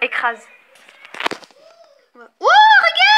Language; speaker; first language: French; native; French